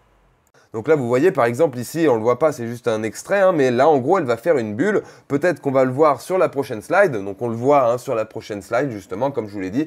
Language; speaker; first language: French; native; French